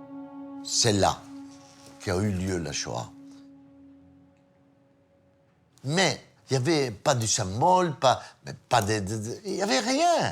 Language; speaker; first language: French; non-native, fluent; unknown